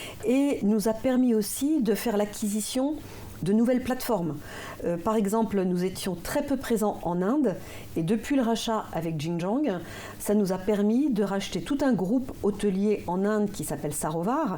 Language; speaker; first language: French; native; French